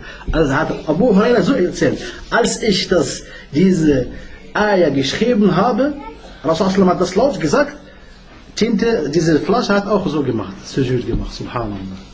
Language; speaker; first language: German; non-native, learner; Arabic